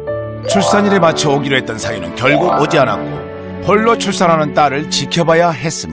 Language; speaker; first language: Korean; native; Korean